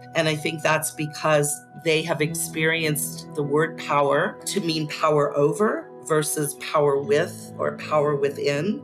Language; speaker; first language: English; native; English